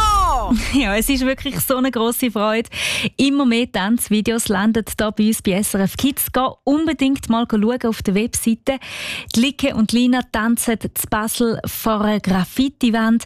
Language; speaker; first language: German; native; German